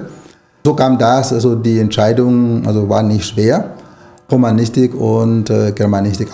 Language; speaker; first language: German; non-native, fluent; Spanish